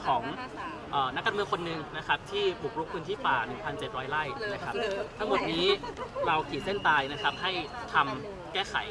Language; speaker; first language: Thai; native; Thai